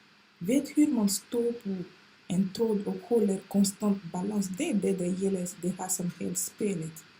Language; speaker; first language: Swedish; non-native, fluent; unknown